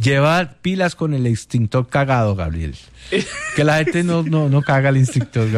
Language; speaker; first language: Spanish; native; Spanish